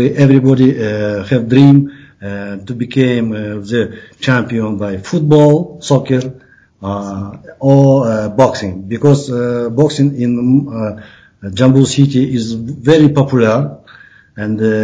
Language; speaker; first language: English; non-native, learner; Kazakh